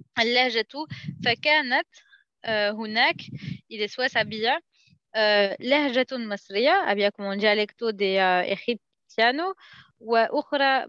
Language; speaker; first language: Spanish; non-native, learner; Arabic